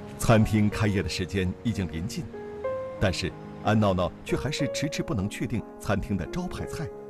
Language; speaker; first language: Chinese; native; Chinese